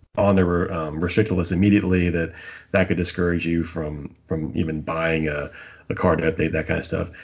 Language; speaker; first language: English; native; English